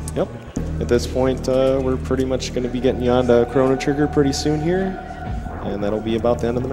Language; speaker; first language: English; native; English